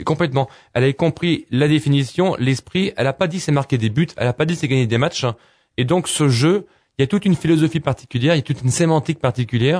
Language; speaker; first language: French; native; French